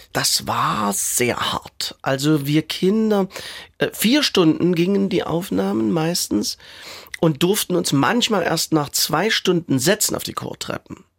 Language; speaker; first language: German; native; German